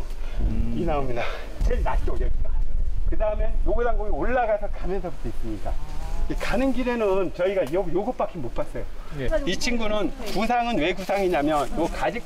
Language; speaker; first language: Korean; native; Korean